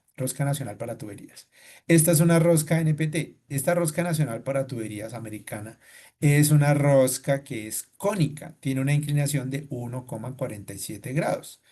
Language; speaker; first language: Spanish; native; Spanish